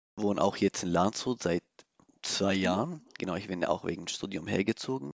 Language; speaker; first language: German; non-native, learner; Arabic